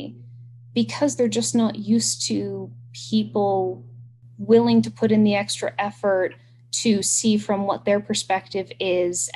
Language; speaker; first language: English; native; English